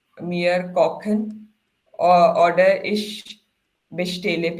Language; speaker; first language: German; non-native, learner; Hindi